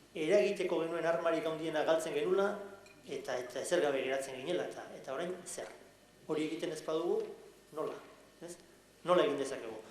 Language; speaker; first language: Basque; native; Basque